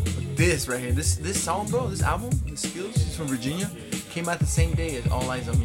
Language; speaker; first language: English; early bilingual, other home language; Spanish